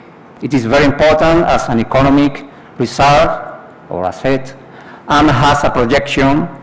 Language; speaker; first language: English; non-native, fluent; Spanish